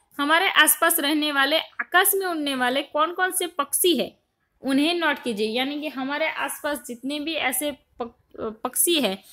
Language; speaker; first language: Hindi; non-native, local second language; Gujarati